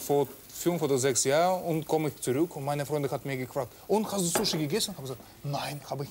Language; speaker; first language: German; non-native, learner; Russian